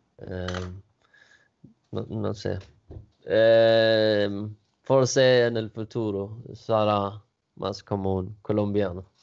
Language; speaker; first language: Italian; non-native, learner; Swedish